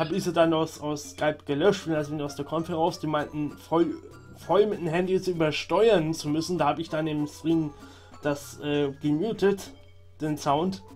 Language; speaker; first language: German; native; German